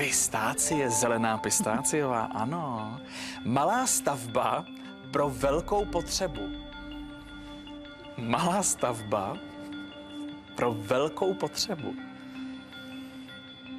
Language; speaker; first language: Czech; native; Czech